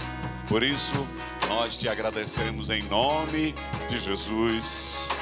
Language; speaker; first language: Portuguese; native; Portuguese